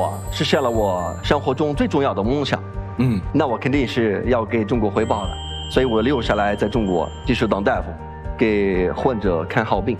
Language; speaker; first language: Chinese; non-native, fluent; Arabic